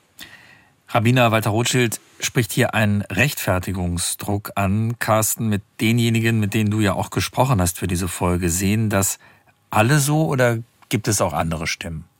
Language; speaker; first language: German; native; German